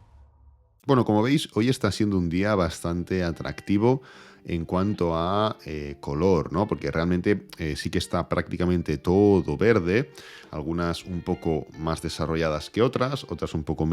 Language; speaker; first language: Spanish; native; Spanish